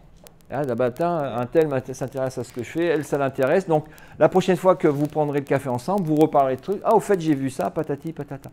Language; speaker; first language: French; native; French